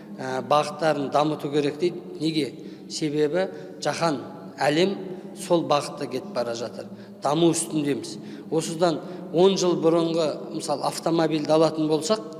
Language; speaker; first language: Kazakh; native; Kazakh